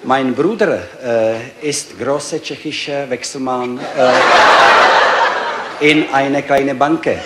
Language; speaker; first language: German; non-native, learner; Czech